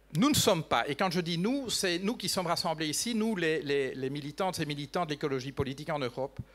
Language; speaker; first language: French; native; French